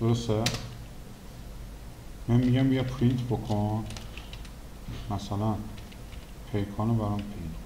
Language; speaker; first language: Persian; native; Persian